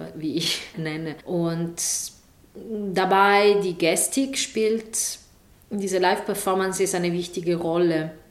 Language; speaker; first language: German; non-native, fluent; Italian